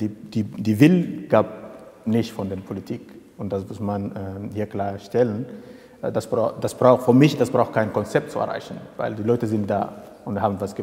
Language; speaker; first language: German; non-native, fluent; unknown